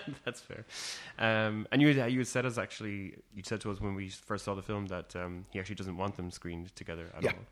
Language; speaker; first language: English; native; English